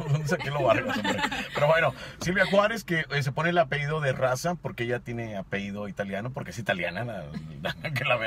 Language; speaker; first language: Spanish; native; Spanish